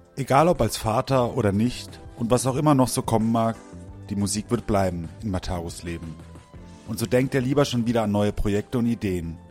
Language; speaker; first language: German; native; German